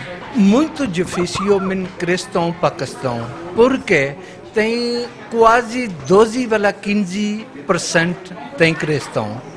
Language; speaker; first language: Portuguese; non-native, learner; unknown